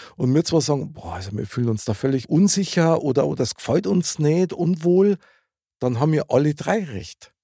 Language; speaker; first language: German; native; German